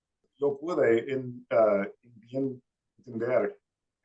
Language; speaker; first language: Spanish; non-native, learner; English